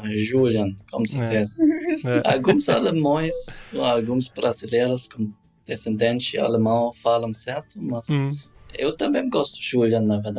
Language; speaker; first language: Portuguese; non-native, learner; German